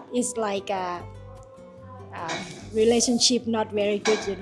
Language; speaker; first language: English; non-native, learner; Thai